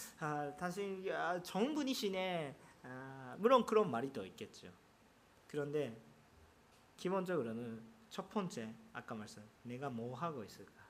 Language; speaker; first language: Korean; non-native, fluent; Japanese